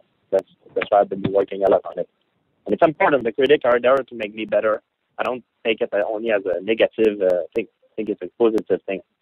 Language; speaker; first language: English; non-native, fluent; French